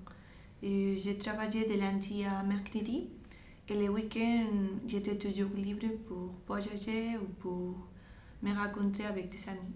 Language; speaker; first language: French; non-native, fluent; Spanish